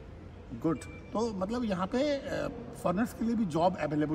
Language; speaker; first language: Hindi; native; Hindi